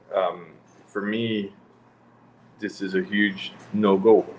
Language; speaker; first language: English; non-native, fluent; French